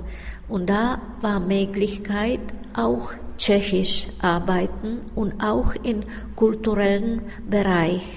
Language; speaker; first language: German; non-native, fluent; Czech